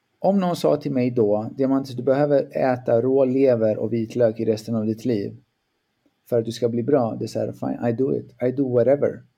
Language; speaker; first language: Swedish; early bilingual, other home language; Greek